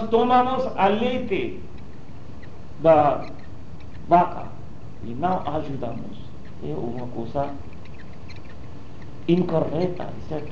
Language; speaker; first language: Portuguese; non-native, learner; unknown